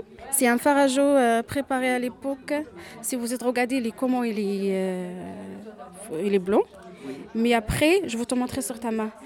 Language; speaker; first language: French; non-native, learner; Arabic